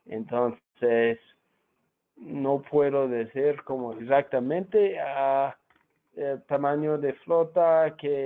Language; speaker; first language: Spanish; non-native, fluent; English